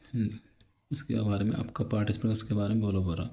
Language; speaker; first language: Hindi; non-native, local second language; Telugu